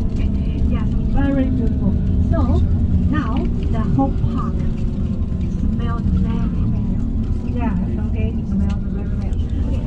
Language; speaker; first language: English; non-native, learner; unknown